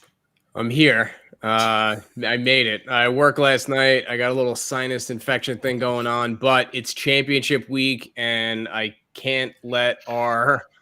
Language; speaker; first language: English; native; English